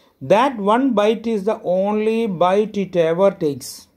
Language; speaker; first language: English; non-native, local second language; Malayalam